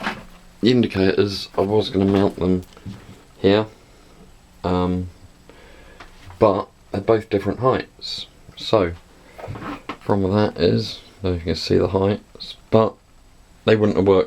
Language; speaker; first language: English; native; English